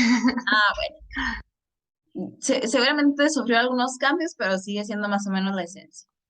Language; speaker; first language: Spanish; native; Spanish